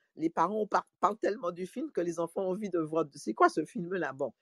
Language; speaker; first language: French; native; French